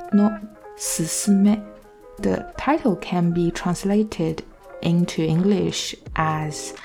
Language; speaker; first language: English; non-native, fluent; Chinese